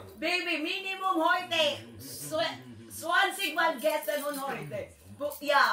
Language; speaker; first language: German; non-native, learner; Filipino